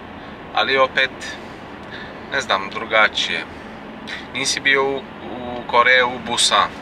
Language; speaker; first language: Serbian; non-native, learner; Turkish